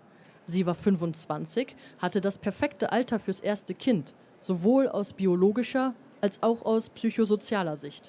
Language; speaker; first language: German; native; German